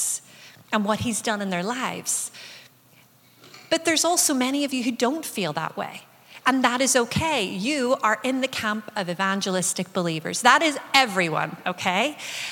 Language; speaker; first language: English; native; English